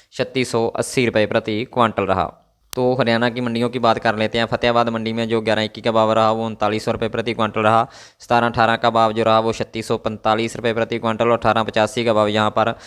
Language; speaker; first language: Hindi; non-native, local second language; Punjabi